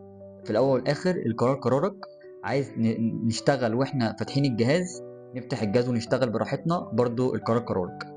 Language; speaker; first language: Arabic; native; Arabic